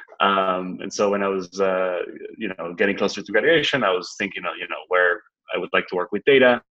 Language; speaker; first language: English; non-native, fluent; Spanish